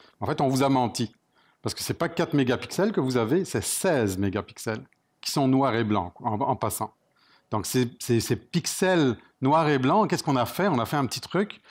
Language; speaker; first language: French; native; French